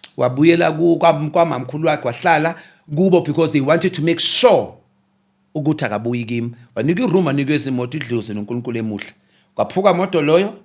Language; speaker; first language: Zulu; non-native, local second language; Xhosa